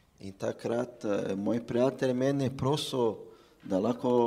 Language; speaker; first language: Slovenian; non-native, fluent; Portuguese